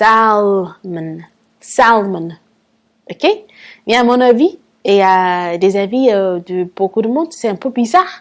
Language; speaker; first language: French; non-native, fluent; English